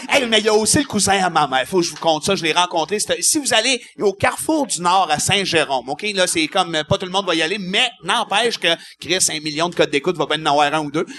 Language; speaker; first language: French; native; French